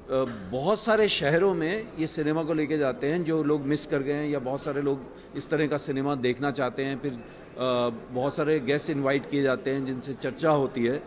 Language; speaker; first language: Hindi; native; Hindi